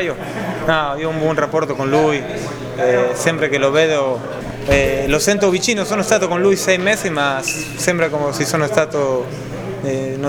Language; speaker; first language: Italian; non-native, fluent; Spanish